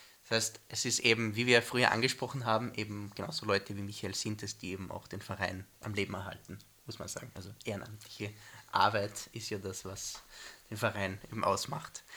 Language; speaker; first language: German; native; German